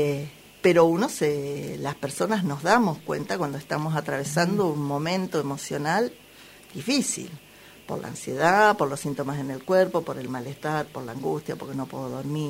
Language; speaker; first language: Spanish; native; Spanish